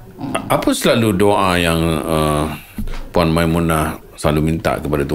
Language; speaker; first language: Malay; native; Malay